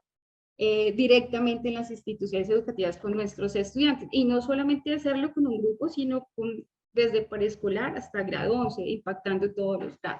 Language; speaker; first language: Spanish; native; Spanish